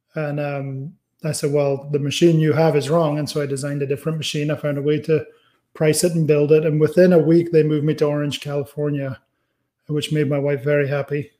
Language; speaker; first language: English; native; English